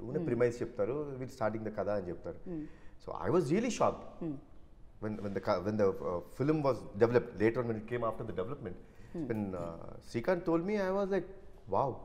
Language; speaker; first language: Telugu; native; Telugu